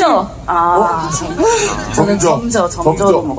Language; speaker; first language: Korean; native; Korean